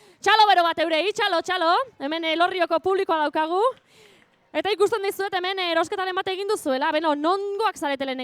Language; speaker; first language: Basque; native; Basque